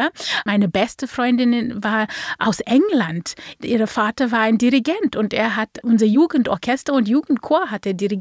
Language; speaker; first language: German; non-native, fluent; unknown